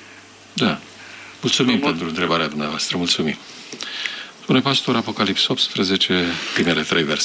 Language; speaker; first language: Romanian; native; Romanian